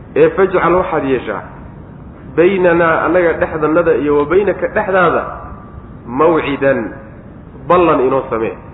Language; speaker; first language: Somali; native; Somali